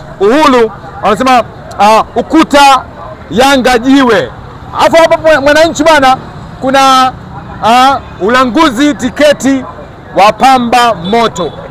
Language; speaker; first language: Swahili; native; Swahili